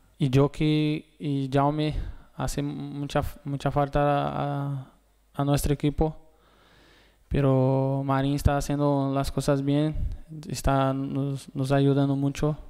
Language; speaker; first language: Spanish; non-native, learner; Portuguese